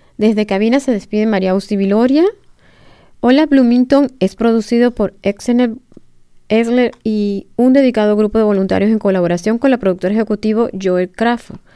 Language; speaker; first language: Spanish; native; Spanish